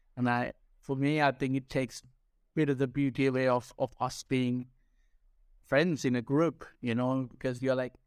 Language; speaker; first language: English; non-native, local second language; Sinhala